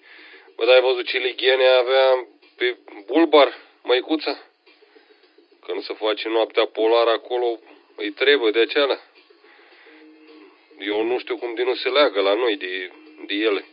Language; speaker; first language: Romanian; native; Romanian